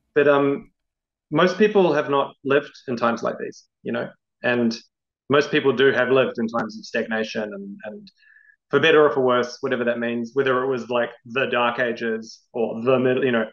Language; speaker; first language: English; native; English